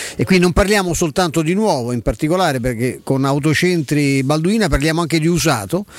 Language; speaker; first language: Italian; native; Italian